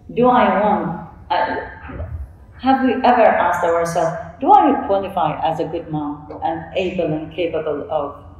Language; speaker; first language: English; non-native, fluent; Arabic